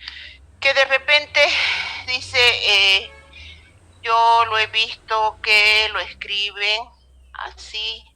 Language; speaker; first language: Spanish; native; Spanish